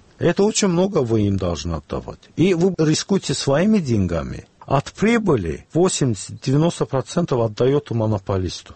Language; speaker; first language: Russian; non-native, local second language; Azerbaijani